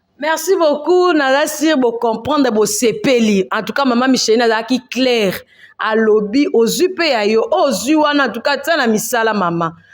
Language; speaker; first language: Lingala; non-native, local second language; Swahili